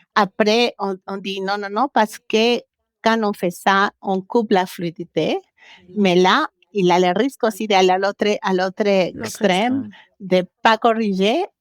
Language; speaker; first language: French; non-native, fluent; Spanish